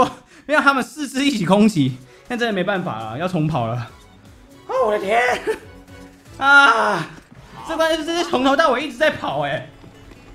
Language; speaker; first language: Chinese; native; Chinese